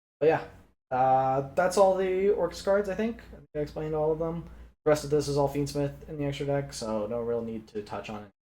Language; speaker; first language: English; native; English